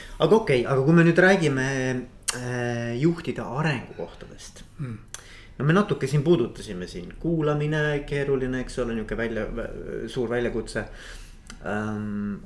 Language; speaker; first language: Estonian; native; Estonian